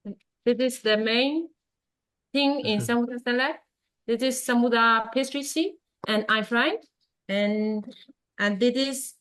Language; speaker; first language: English; non-native, learner; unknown